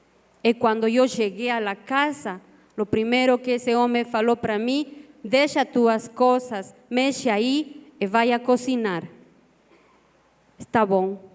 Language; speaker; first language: Portuguese; non-native, learner; Spanish